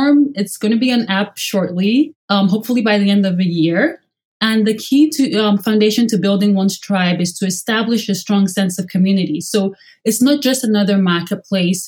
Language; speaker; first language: English; non-native, local second language; Yoruba